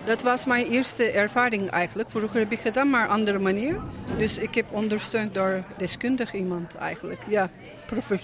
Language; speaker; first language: Dutch; non-native, local second language; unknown